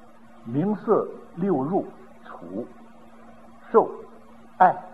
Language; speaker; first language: Chinese; native; Chinese